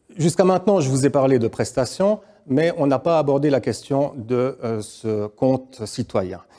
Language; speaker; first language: French; native; French